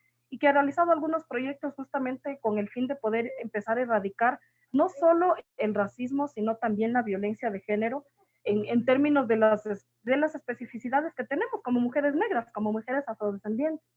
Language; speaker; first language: Spanish; native; Spanish